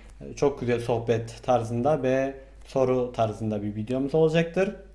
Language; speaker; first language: Turkish; non-native, fluent; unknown